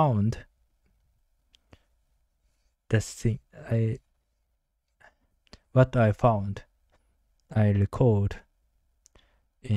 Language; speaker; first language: English; non-native, learner; Japanese